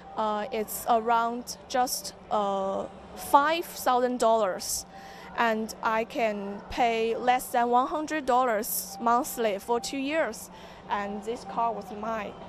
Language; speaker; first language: English; non-native, fluent; Chinese